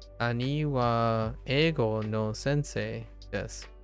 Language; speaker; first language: Japanese; non-native, learner; English